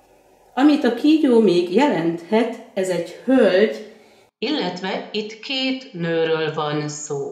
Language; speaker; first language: Hungarian; native; Hungarian